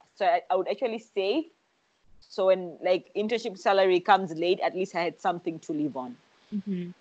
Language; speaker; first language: English; non-native, local second language; Swahili